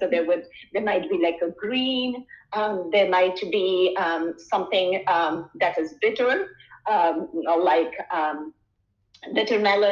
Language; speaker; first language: English; non-native, local second language; Bangla